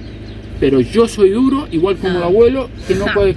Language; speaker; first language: Spanish; non-native, local second language; Plautdietsch